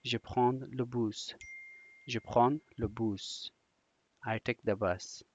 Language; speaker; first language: French; non-native, learner; Persian